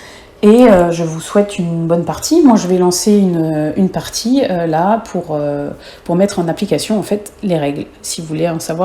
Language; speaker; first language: French; native; French